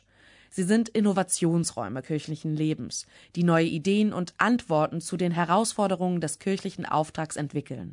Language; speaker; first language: German; native; German